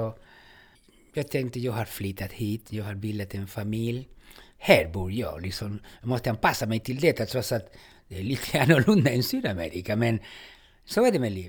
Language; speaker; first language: Swedish; non-native, fluent; Spanish